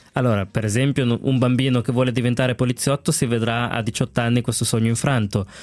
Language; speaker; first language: Italian; early bilingual, other home language; Spanish